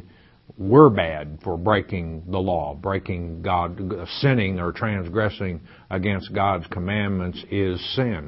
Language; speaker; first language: English; native; English